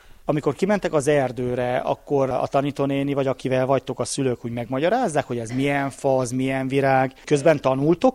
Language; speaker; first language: Hungarian; native; Hungarian